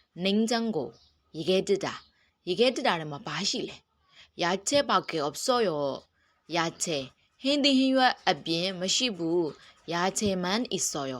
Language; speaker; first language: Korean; non-native, fluent; Burmese